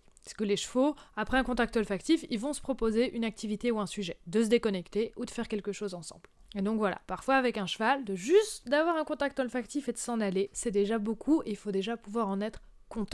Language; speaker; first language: French; native; French